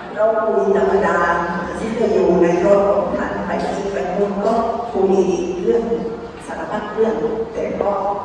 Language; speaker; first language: Thai; non-native, fluent; Spanish